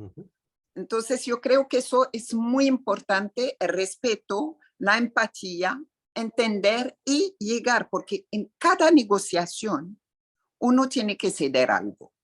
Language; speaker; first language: Spanish; non-native, fluent; Arabic